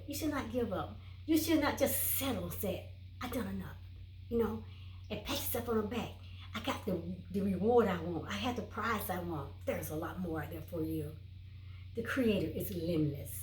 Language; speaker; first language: English; native; English